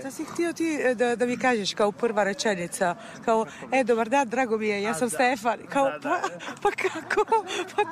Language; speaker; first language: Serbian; non-native, fluent; Italian